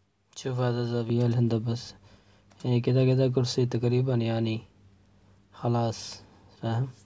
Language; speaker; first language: Arabic; non-native, learner; Urdu